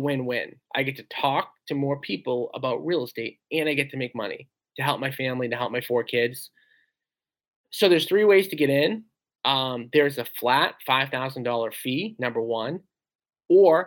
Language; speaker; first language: English; native; English